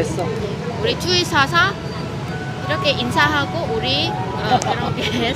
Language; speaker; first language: Korean; non-native, fluent; Vietnamese